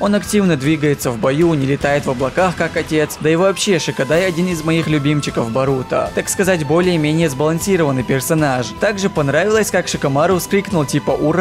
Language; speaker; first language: Russian; native; Russian